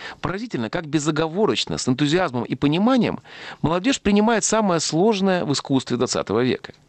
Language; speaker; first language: Russian; native; Russian